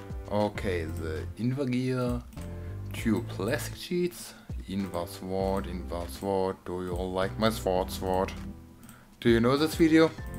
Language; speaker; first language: English; non-native, learner; German